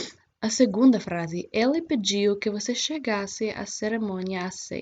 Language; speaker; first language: Portuguese; non-native, fluent; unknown